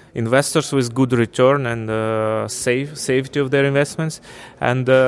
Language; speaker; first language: English; non-native, fluent; Ukrainian